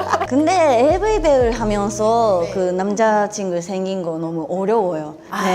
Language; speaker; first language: Korean; non-native, learner; Japanese